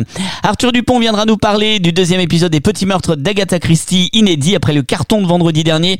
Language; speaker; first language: French; native; French